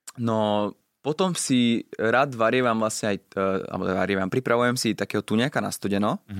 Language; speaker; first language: Slovak; early bilingual, other home language; Italian